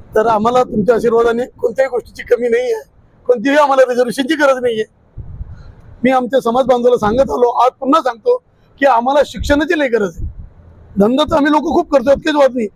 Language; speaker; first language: Marathi; non-native, local second language; Marwari